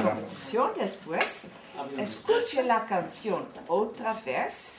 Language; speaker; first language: Spanish; non-native, learner; Dutch